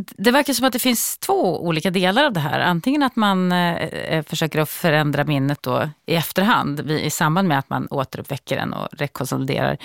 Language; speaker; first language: Swedish; native; Swedish